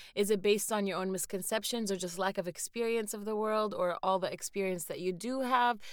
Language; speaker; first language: English; native; English